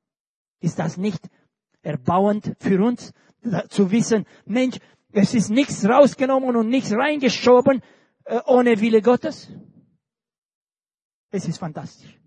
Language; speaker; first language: German; non-native, fluent; Romanian